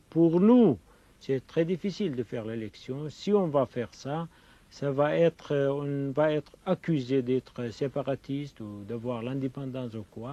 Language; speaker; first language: French; non-native, fluent; Kurdish